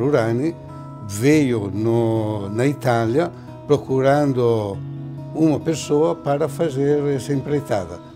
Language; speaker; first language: Portuguese; non-native, fluent; Italian